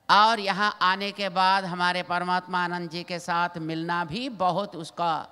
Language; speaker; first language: Hindi; non-native, local second language; Telugu